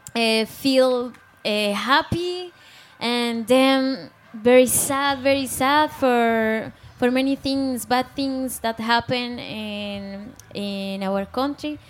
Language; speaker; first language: English; non-native, learner; Spanish